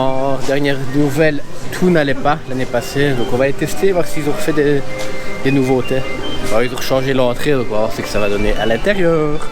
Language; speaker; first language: French; native; French